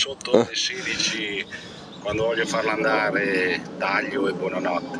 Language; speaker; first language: Italian; native; Italian